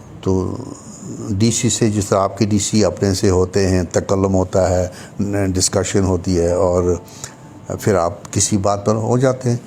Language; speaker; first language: Urdu; non-native, local second language; Kashmiri